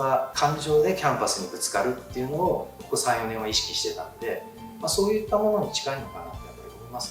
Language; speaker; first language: Japanese; native; Japanese